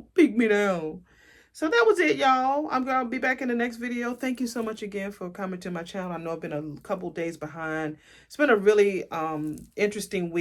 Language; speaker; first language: English; native; English